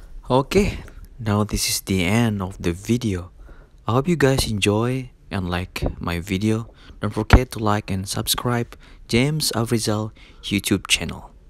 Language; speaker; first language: English; non-native, fluent; Indonesian